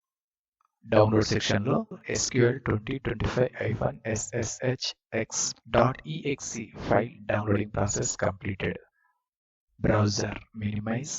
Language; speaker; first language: English; non-native, learner; Telugu